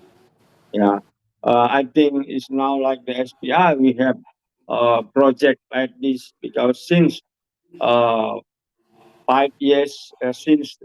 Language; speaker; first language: English; non-native, learner; Indonesian